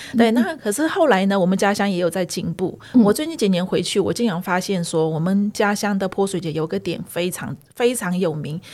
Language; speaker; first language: Chinese; early bilingual, heritage; Chinese